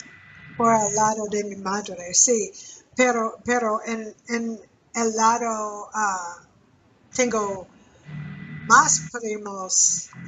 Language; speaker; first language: Spanish; non-native, learner; English